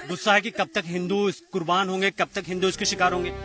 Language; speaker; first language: Hindi; native; Hindi